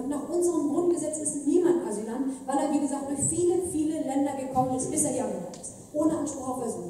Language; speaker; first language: German; native; German